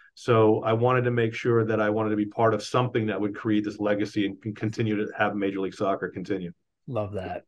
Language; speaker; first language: English; native; English